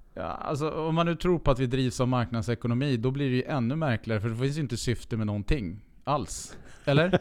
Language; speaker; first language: Swedish; native; Swedish